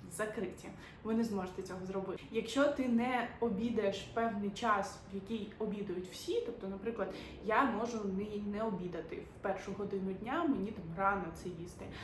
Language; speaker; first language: Ukrainian; native; Ukrainian